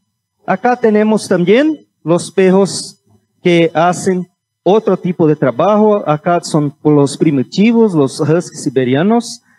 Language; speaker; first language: Spanish; non-native, fluent; Portuguese